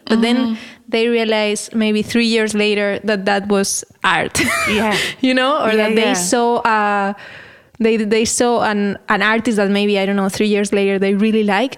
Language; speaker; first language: English; non-native, fluent; Spanish